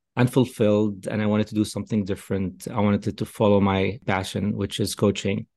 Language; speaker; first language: English; non-native, fluent; Arabic